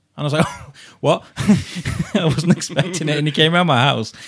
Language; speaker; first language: English; native; English